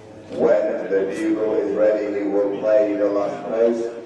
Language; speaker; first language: English; native; English